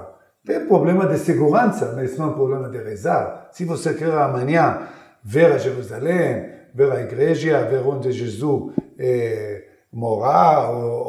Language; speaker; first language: Portuguese; non-native, learner; Hebrew